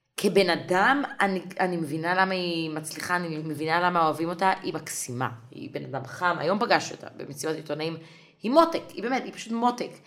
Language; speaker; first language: Hebrew; native; Hebrew